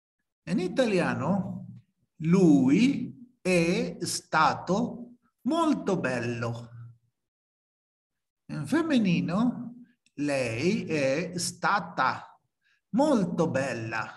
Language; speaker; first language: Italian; non-native, fluent; Spanish